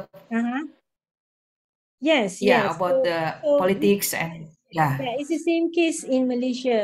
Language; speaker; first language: English; non-native, fluent; Indonesian